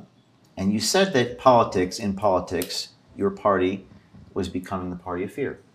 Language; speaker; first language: English; native; English